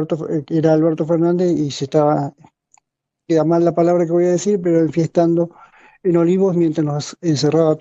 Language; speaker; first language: Spanish; native; Spanish